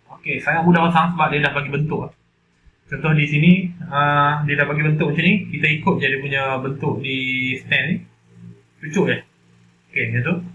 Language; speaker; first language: Malay; native; Malay